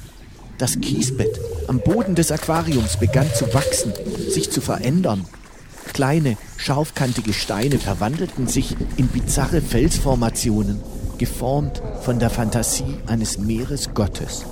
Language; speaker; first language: German; native; German